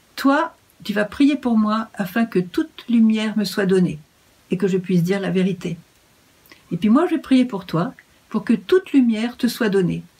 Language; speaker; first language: French; native; French